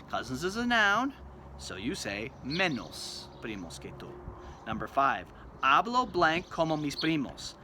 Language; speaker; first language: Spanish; non-native, fluent; English